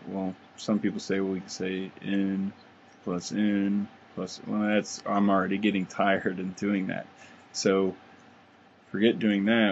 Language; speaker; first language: English; native; English